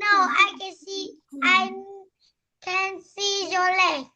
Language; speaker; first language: English; non-native, learner; Vietnamese